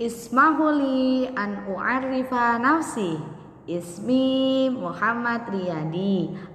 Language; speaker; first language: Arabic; non-native, fluent; Indonesian